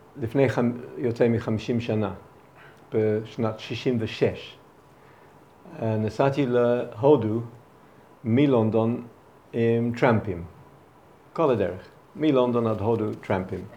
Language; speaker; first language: Hebrew; non-native, fluent; English